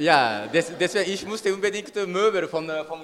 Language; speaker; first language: German; non-native, learner; Japanese